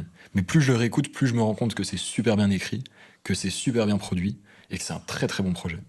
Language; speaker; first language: French; native; French